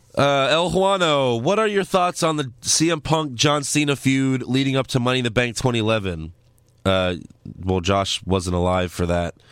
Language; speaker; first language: English; early bilingual, other home language; Italian